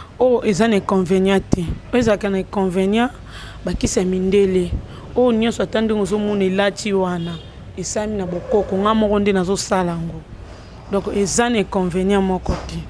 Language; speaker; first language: Lingala; native; Lingala